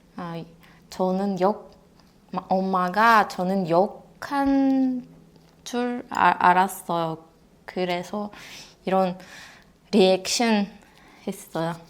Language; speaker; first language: Korean; non-native, learner; Russian